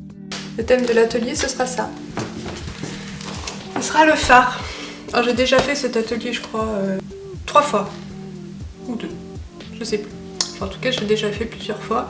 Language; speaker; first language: French; native; French